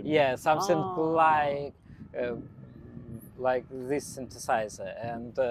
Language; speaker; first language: English; non-native, learner; Belarusian